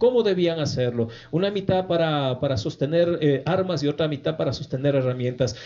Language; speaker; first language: Spanish; native; Spanish